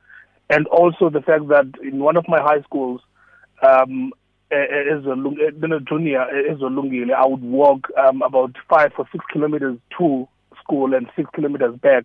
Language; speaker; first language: English; non-native, local second language; Xhosa